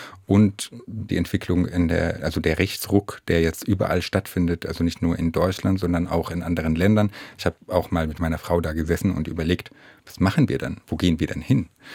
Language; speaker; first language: German; non-native, fluent; Arabic